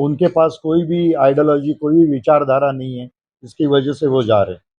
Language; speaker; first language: Hindi; non-native, local second language; Marathi